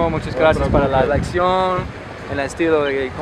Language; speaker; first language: Spanish; non-native, learner; English